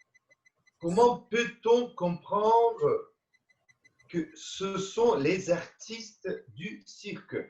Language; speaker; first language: French; non-native, fluent; Romanian